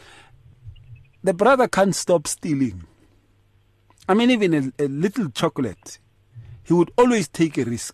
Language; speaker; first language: English; non-native, local second language; Northern Sotho